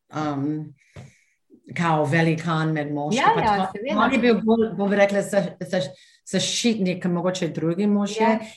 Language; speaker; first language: Slovenian; non-native, fluent; English